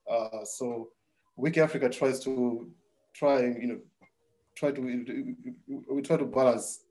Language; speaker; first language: English; non-native, local second language; Nyanja